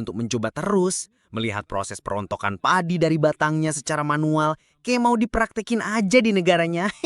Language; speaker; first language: Indonesian; native; Indonesian